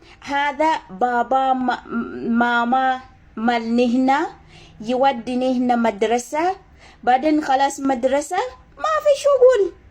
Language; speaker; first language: Arabic; non-native, learner; Ganda